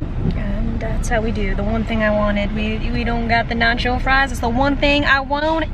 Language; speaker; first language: English; native; English